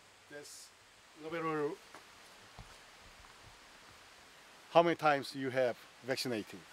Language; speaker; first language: English; non-native, fluent; Korean